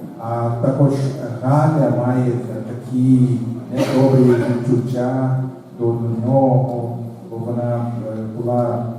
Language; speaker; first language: Ukrainian; non-native, learner; Portuguese